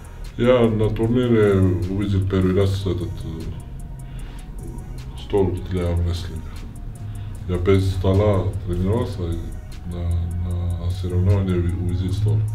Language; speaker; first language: Russian; non-native, fluent; Georgian